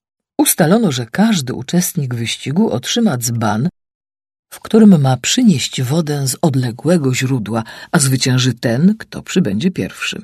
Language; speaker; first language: Polish; native; Polish